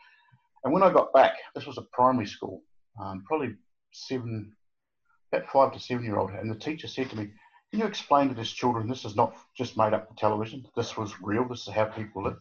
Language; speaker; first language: English; native; English